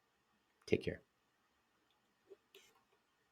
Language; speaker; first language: English; native; English